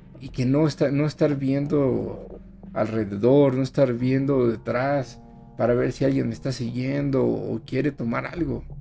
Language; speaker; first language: Spanish; native; Spanish